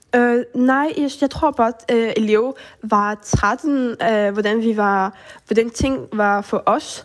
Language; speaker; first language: Danish; early bilingual, heritage; French